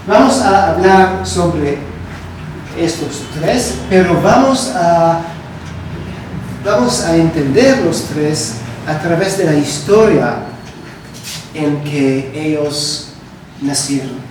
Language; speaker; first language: Spanish; non-native, learner; Hebrew